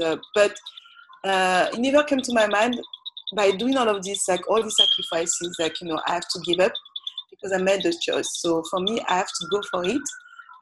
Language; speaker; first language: English; non-native, fluent; French